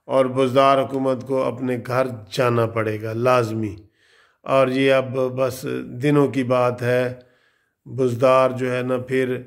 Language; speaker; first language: Urdu; native; Urdu